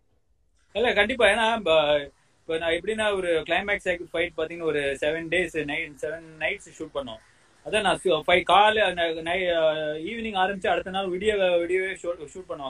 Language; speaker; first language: Tamil; native; Tamil